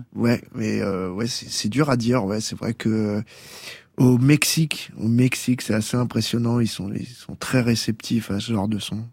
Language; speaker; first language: French; native; French